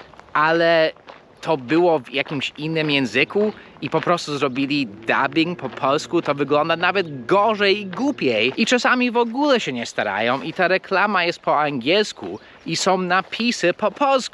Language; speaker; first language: Polish; non-native, fluent; English